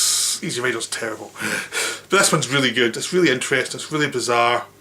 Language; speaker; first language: English; native; English